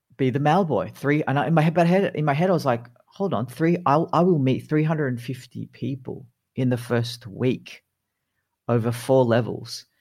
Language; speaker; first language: English; native; English